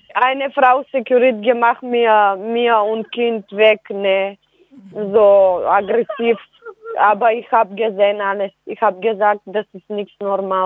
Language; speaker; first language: German; non-native, learner; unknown